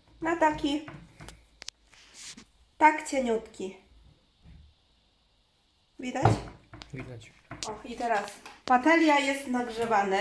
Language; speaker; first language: Polish; non-native, learner; Chinese